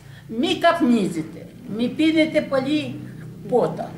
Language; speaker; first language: Greek; non-native, learner; Russian